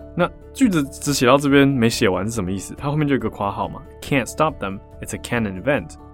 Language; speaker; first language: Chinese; native; Chinese